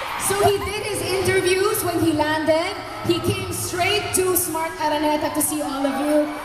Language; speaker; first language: English; non-native, local second language; Filipino